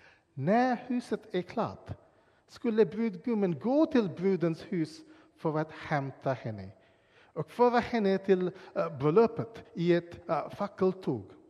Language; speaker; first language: Swedish; non-native, fluent; English